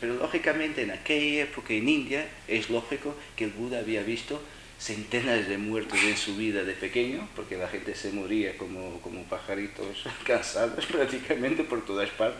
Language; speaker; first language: Spanish; non-native, fluent; Portuguese